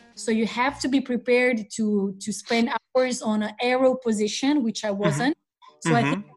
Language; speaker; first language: English; non-native, fluent; Croatian